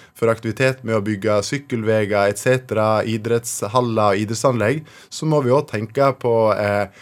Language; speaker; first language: Norwegian; native; Norwegian